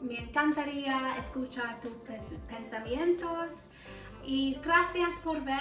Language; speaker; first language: Spanish; non-native, learner; English